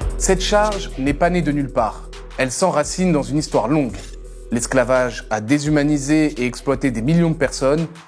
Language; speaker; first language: French; native; French